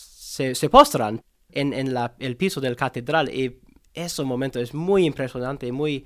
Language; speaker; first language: Spanish; non-native, learner; English